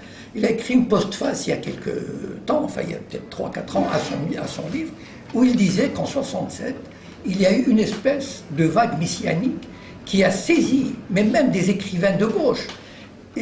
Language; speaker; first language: French; native; French